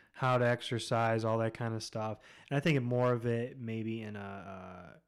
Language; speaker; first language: English; native; English